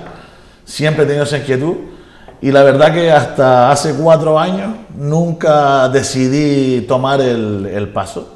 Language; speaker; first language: Spanish; native; Spanish